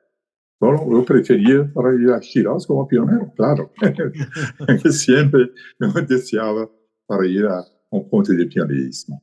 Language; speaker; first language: Spanish; non-native, fluent; Persian